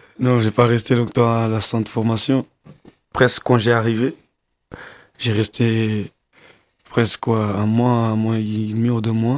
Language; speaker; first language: French; non-native, learner; Kabuverdianu